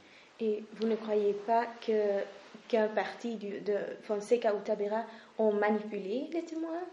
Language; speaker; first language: French; non-native, local second language; Dutch